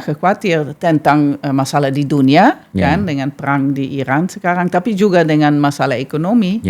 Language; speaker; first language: Indonesian; non-native, fluent; Dutch